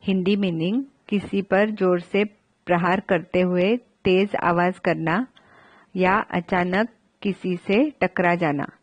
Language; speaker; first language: Hindi; non-native, local second language; Marathi